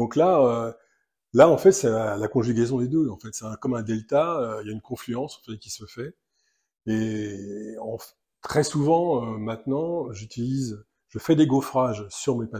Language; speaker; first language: French; native; French